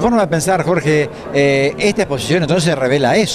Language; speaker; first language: Spanish; native; Spanish